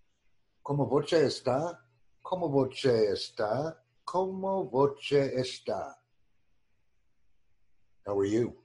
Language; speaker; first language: Portuguese; non-native, learner; English